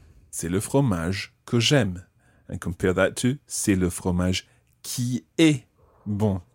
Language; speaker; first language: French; non-native, fluent; English